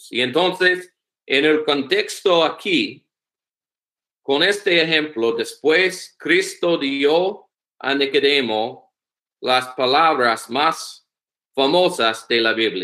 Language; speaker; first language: Spanish; non-native, learner; English